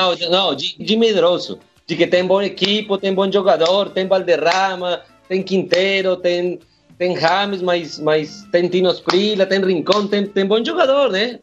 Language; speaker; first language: Portuguese; non-native, learner; Spanish